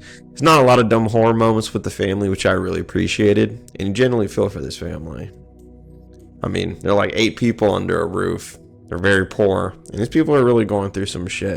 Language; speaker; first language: English; native; English